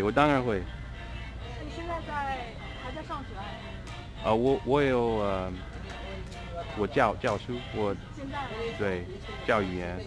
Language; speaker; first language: Chinese; native; Chinese